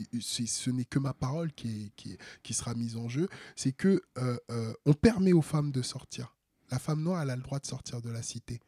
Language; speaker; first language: French; early bilingual, other home language; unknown